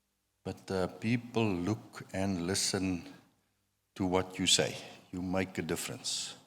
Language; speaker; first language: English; non-native, local second language; Afrikaans